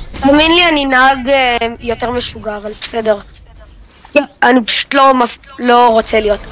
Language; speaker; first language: Hebrew; native; Hebrew